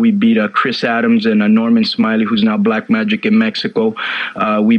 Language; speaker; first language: English; native; English